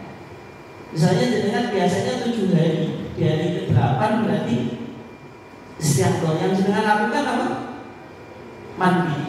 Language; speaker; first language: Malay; non-native, local second language; Javanese